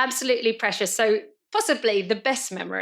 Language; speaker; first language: English; native; English